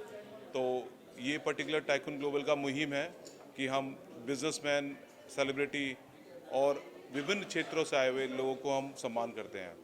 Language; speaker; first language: Hindi; native; Hindi